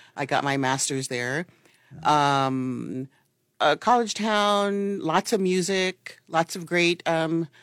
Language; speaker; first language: English; early bilingual, other home language; Spanish